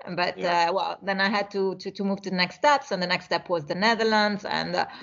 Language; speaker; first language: English; non-native, fluent; Italian